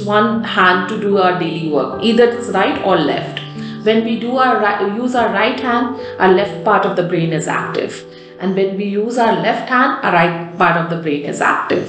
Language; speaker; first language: English; non-native, local second language; Hindi